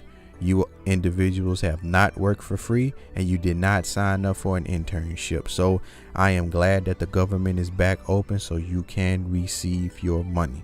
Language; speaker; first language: English; native; English